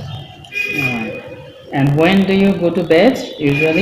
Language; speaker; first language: English; non-native, fluent; Bangla